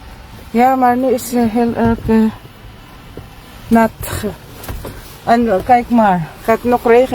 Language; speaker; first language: Dutch; non-native, learner; Filipino